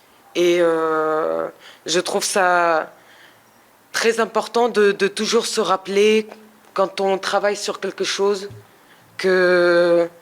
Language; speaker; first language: French; non-native, fluent; Russian